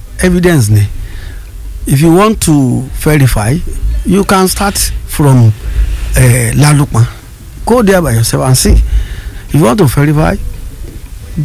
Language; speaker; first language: English; non-native, local second language; Yoruba